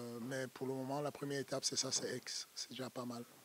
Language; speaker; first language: French; native; French